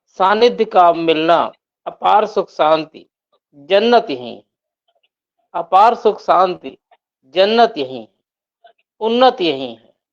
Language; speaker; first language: Hindi; native; Hindi